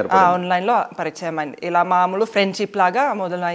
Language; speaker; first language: Telugu; non-native, fluent; Finnish